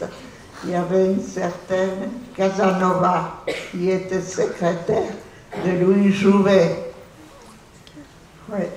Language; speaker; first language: French; non-native, fluent; Polish